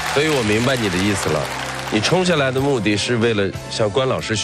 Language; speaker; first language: Chinese; native; Chinese